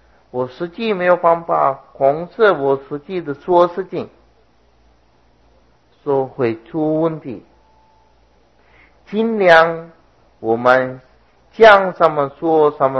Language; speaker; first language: Chinese; non-native, fluent; Sinhala